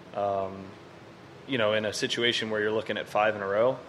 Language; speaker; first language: English; native; English